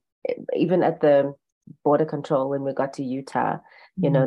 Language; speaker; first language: English; non-native, local second language; Xhosa